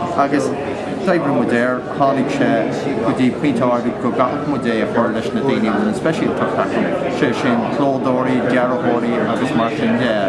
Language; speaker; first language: Irish; native; Irish